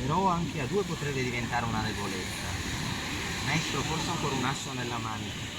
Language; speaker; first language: Italian; native; Italian